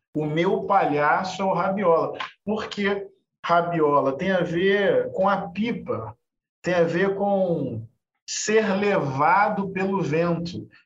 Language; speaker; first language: Portuguese; native; Portuguese